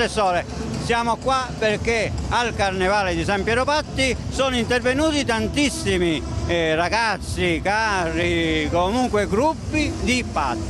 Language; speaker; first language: Italian; native; Italian